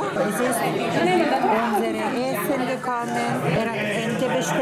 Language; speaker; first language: German; early bilingual, other home language; Spanish